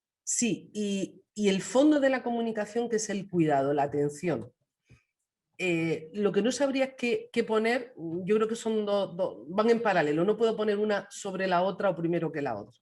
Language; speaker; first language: Spanish; native; Spanish